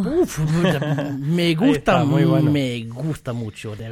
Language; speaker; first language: Spanish; non-native, fluent; German